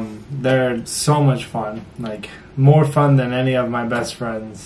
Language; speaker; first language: English; native; English